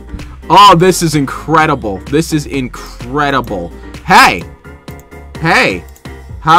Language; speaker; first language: English; native; English